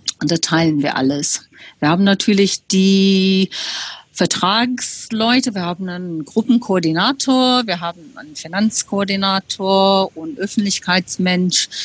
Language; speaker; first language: German; non-native, fluent; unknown